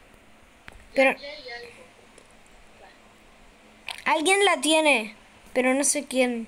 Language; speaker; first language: Spanish; native; Spanish